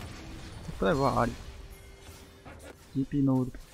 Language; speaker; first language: Japanese; native; Japanese